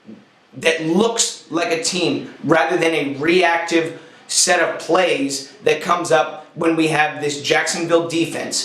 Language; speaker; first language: English; native; English